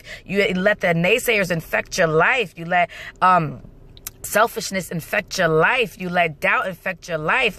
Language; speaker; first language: English; native; English